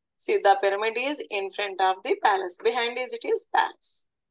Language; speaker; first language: English; non-native, local second language; Telugu